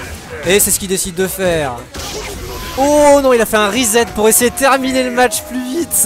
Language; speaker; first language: French; native; French